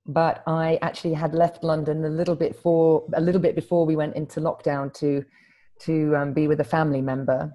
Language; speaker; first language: English; native; English